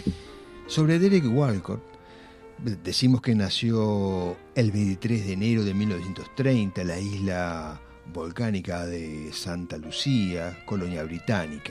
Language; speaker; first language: Spanish; native; Spanish